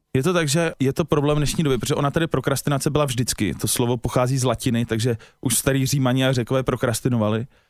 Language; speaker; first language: Czech; native; Czech